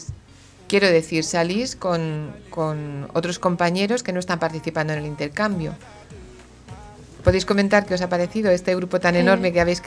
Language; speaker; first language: Spanish; native; Spanish